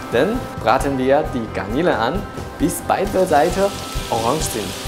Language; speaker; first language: German; non-native, local second language; Chinese